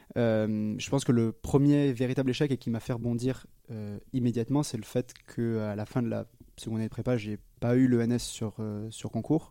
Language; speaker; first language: French; native; French